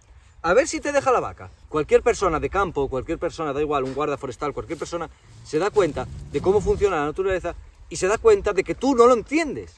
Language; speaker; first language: Spanish; native; Spanish